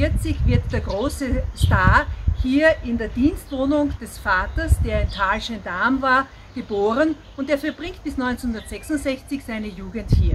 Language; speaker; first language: German; native; German